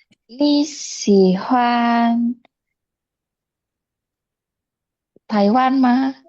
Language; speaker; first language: Chinese; non-native, learner; Indonesian